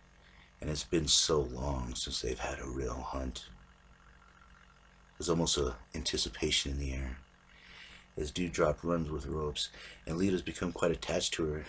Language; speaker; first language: English; native; English